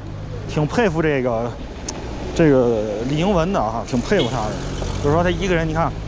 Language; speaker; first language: Chinese; native; Chinese